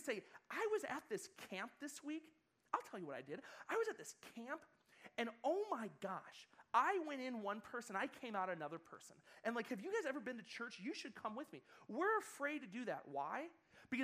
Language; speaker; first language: English; native; English